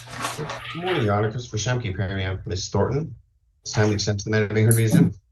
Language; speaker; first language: English; native; English